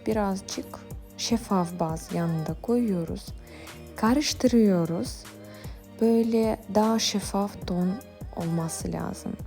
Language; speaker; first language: Turkish; non-native, fluent; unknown